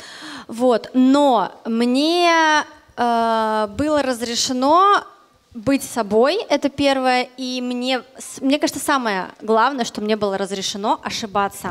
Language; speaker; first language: Russian; native; Russian